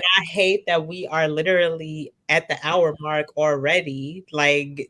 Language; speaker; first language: English; native; English